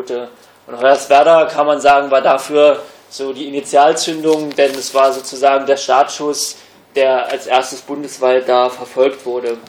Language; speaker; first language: German; native; German